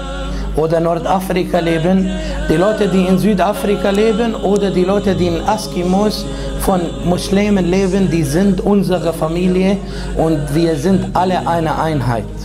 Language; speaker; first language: German; non-native, fluent; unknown